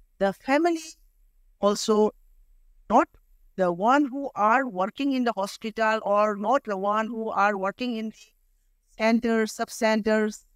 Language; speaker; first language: English; non-native, local second language; Manipuri